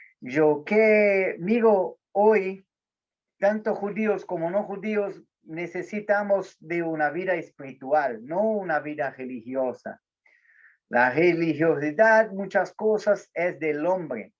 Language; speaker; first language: Spanish; non-native, learner; Portuguese